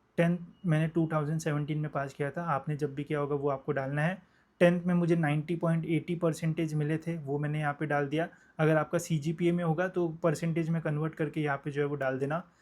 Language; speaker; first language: Hindi; non-native, local second language; Marathi